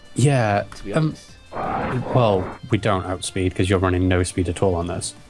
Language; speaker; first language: English; native; English